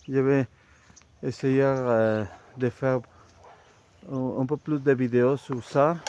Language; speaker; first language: French; non-native, fluent; Spanish